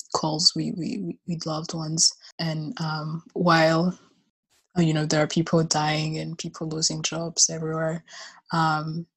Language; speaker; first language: English; non-native, local second language; Kinyarwanda